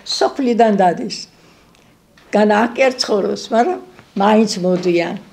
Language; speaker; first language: Georgian; native; Georgian